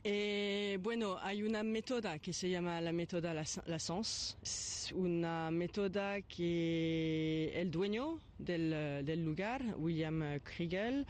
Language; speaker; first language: Spanish; non-native, fluent; French